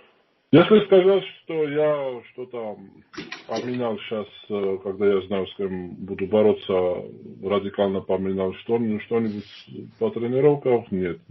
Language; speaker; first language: Russian; non-native, fluent; Georgian